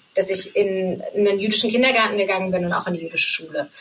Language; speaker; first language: German; native; German